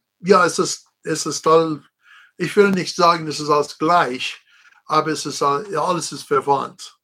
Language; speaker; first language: German; non-native, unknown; English